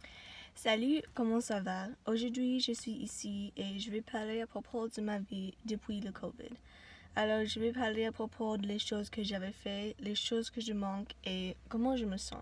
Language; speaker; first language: French; non-native, learner; English